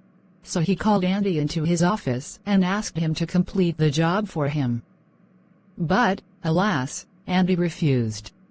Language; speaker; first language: English; non-native, learner; Khmer